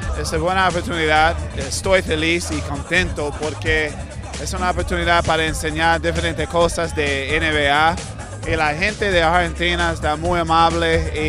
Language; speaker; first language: Spanish; non-native, learner; English